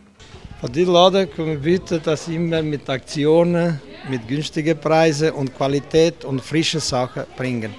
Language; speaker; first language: German; non-native, learner; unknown